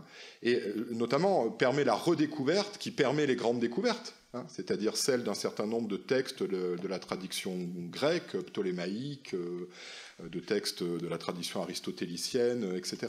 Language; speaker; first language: French; native; French